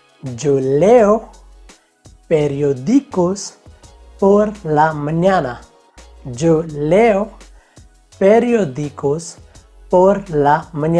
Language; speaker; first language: Spanish; non-native, fluent; Hindi